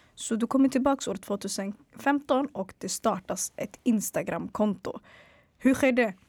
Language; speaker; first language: Swedish; early bilingual, other home language; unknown